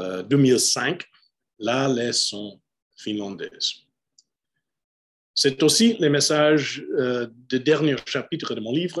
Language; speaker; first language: French; non-native, fluent; English